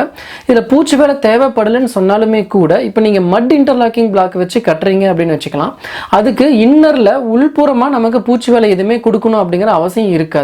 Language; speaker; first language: Tamil; native; Tamil